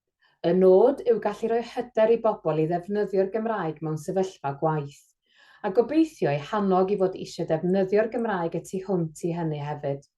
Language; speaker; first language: Welsh; native; Welsh